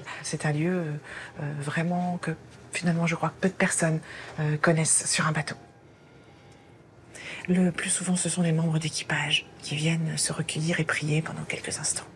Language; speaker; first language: French; native; French